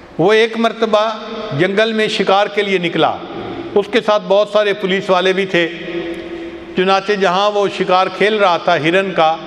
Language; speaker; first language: Urdu; non-native, local second language; Punjabi